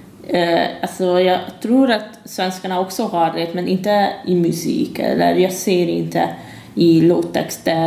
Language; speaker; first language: Swedish; non-native, fluent; Hungarian